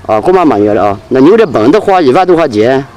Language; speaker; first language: Chinese; native; Chinese